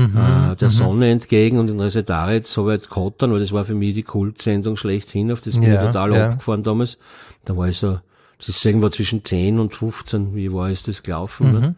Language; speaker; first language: German; native; German